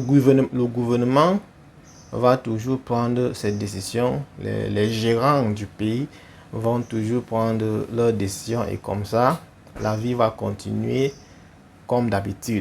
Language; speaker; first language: French; non-native, fluent; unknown